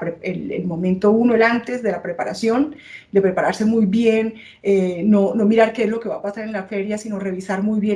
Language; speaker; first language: Spanish; native; Spanish